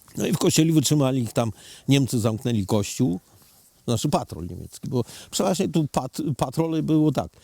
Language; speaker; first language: Polish; early bilingual, heritage; Polish